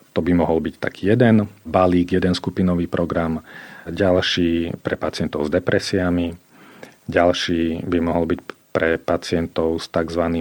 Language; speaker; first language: Slovak; native; Slovak